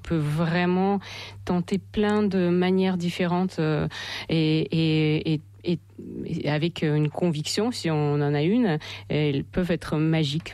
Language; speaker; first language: French; non-native, fluent; Russian